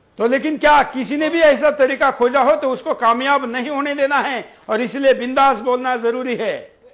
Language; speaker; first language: Hindi; non-native, local second language; Marathi